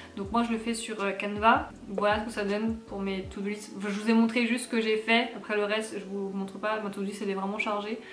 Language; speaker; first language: French; native; French